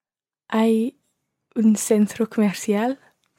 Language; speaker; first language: Spanish; non-native, learner; English